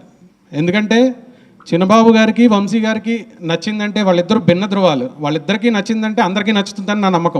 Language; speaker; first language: Telugu; native; Telugu